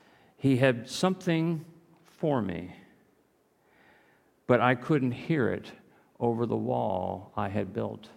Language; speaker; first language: English; native; English